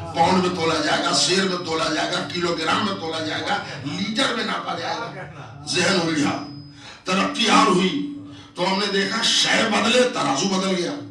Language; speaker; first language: Urdu; native; Urdu